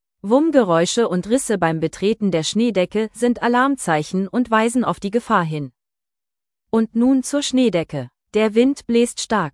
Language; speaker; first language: German; native; German